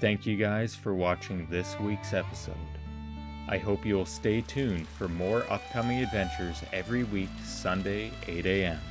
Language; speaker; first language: English; native; English